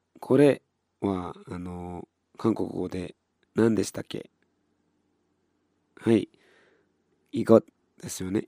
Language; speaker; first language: Japanese; non-native, fluent; Korean